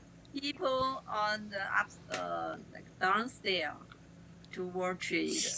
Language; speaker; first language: English; non-native, learner; Chinese